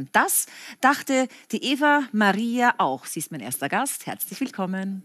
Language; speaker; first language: German; native; German